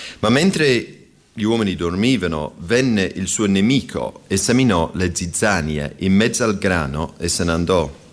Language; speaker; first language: Italian; non-native, fluent; English